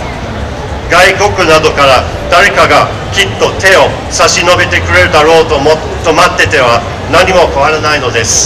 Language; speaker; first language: Japanese; non-native, fluent; English